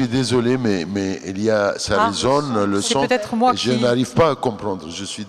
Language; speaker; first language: French; non-native, fluent; Arabic